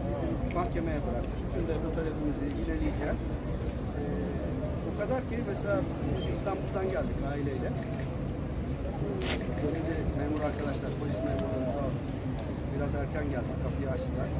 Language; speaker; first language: Turkish; native; Turkish